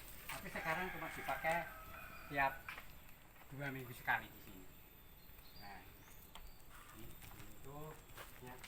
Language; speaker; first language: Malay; non-native, local second language; Javanese